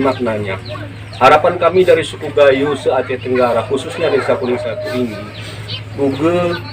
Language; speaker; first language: Indonesian; non-native, local second language; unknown